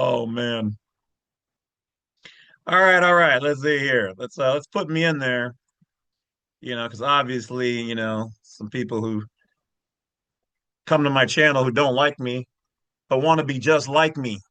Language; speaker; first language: English; native; English